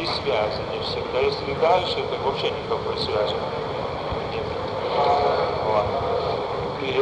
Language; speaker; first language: Russian; non-native, fluent; Lithuanian